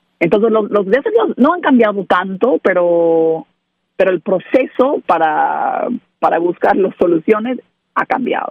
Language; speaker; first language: Spanish; non-native, learner; English